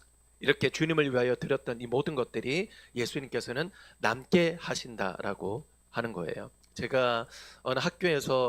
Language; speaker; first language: Korean; native; Korean